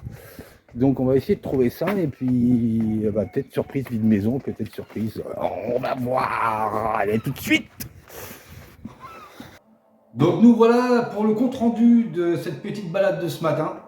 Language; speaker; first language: French; native; French